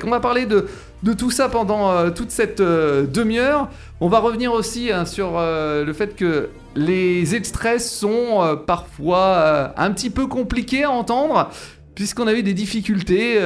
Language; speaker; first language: French; native; French